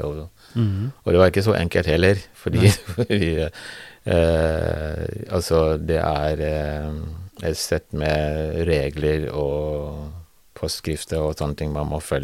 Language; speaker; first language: Norwegian; non-native, fluent; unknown